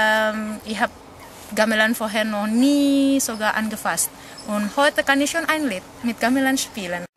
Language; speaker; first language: German; non-native, fluent; Indonesian